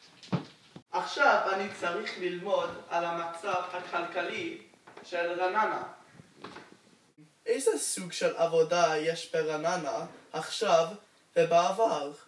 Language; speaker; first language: Hebrew; non-native, learner; English